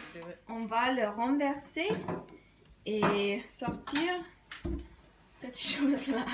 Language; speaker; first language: French; non-native, learner; English